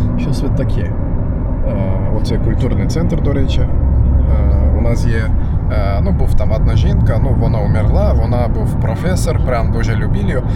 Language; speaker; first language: Ukrainian; non-native, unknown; Turkish